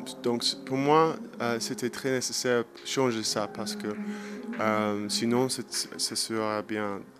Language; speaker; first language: French; non-native, learner; English